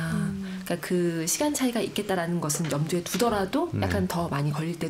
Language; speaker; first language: Korean; native; Korean